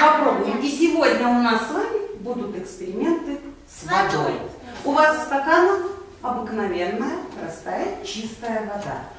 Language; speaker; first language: Russian; native; Russian